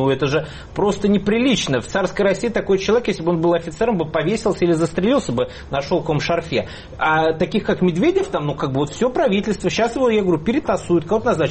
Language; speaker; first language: Russian; native; Russian